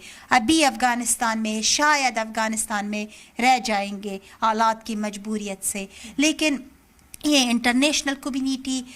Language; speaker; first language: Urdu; non-native, learner; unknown